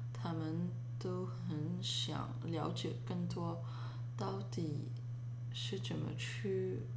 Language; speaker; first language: Chinese; early bilingual, other home language; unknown